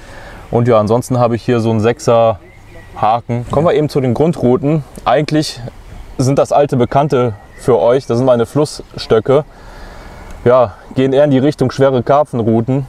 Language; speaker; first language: German; native; German